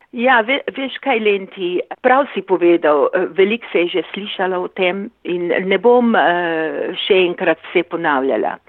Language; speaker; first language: Slovenian; early bilingual, heritage; Slovenian